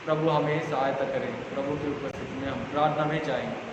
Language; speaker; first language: Hindi; non-native, local second language; Telugu